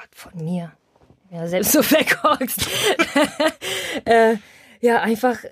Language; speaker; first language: German; early bilingual, heritage; Polish